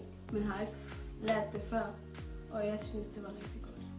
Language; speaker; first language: Danish; non-native, fluent; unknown